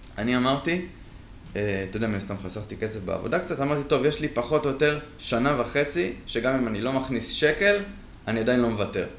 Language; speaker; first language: Hebrew; native; Hebrew